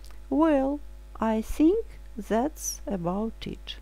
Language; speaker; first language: English; non-native, fluent; Russian